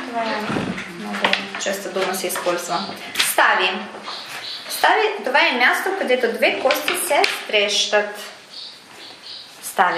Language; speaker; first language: Bulgarian; non-native, learner; Russian